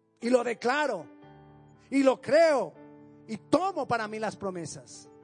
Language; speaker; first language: Spanish; native; Spanish